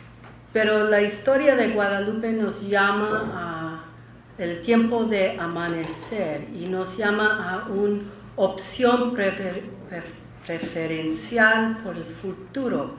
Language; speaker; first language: Spanish; early bilingual, heritage; Spanish